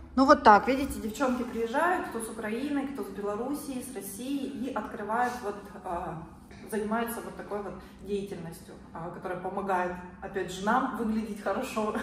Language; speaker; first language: Russian; native; Russian